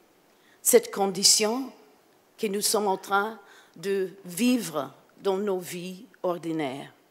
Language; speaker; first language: French; non-native, fluent; English